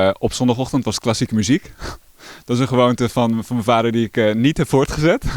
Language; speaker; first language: Dutch; native; Dutch